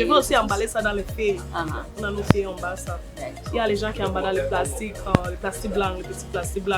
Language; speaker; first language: French; non-native, local second language; English